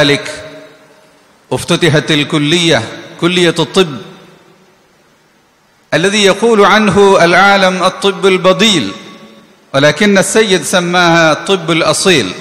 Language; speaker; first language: Arabic; non-native, fluent; Malayalam